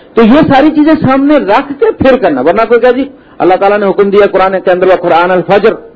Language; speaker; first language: Urdu; non-native, local second language; Punjabi